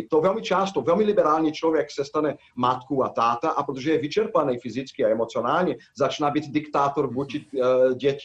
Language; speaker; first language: Czech; non-native, fluent; Portuguese